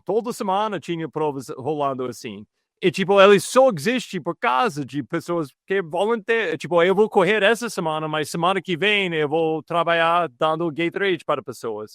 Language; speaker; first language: Portuguese; non-native, fluent; English